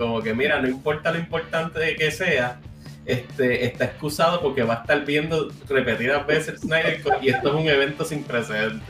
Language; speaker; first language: Spanish; native; Spanish